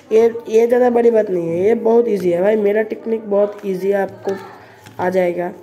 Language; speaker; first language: Hindi; non-native, local second language; Bangla